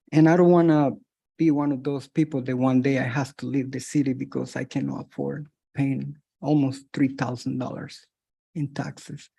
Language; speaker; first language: English; non-native, fluent; Spanish